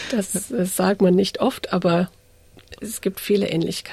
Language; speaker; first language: German; non-native, fluent; English